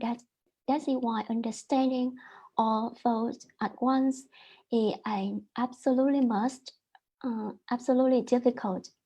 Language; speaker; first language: English; non-native, learner; Vietnamese